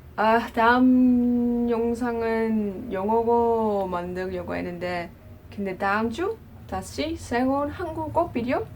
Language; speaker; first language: Korean; non-native, learner; Dutch